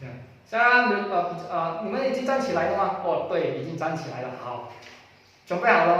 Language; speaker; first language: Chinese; non-native, fluent; Indonesian